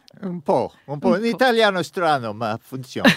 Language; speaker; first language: Italian; non-native, learner; English